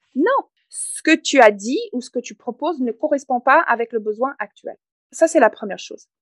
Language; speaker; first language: French; non-native, fluent; English